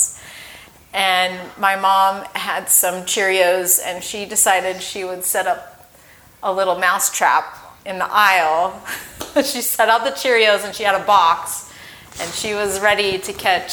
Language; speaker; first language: English; native; English